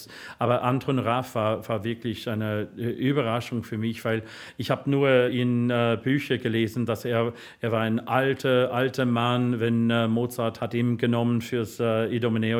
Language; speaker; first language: German; non-native, learner; English